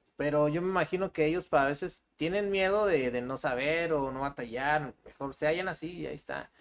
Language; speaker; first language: Spanish; native; Spanish